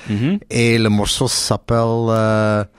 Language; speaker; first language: French; non-native, local second language; Dutch